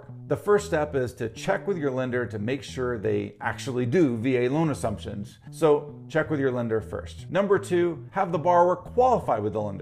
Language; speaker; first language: English; native; English